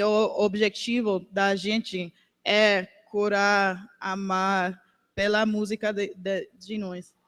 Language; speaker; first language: Portuguese; non-native, learner; English